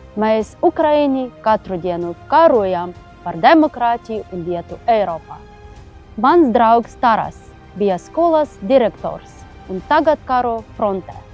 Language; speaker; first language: Latvian; non-native, learner; Ukrainian